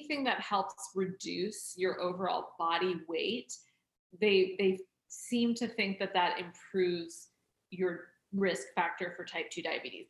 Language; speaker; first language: English; native; English